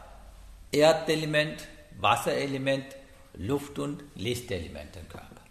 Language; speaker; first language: German; non-native, learner; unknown